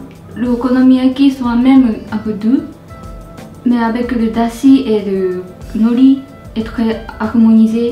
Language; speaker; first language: French; non-native, learner; Japanese